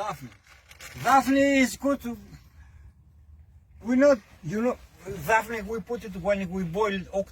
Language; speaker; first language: English; non-native, learner; Greek